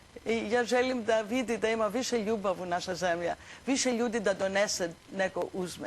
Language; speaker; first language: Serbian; non-native, learner; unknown